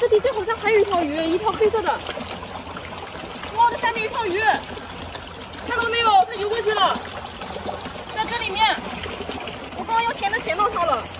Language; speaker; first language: Chinese; native; Chinese